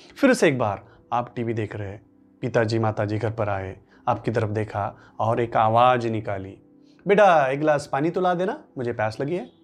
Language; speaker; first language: Hindi; non-native, local second language; Marathi